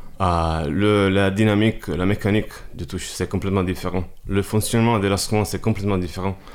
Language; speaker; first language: French; non-native, fluent; Italian